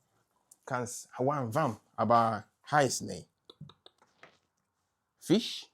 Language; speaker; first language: German; non-native, learner; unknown